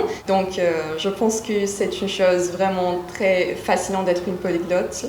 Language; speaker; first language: French; non-native, fluent; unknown